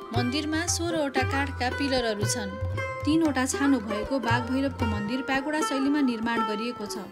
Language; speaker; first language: Nepali; native; Nepali